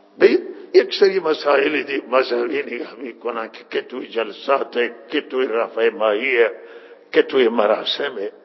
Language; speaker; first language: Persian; non-native, local second language; Baluchi